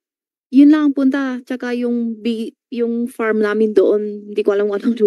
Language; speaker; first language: Filipino; non-native, learner; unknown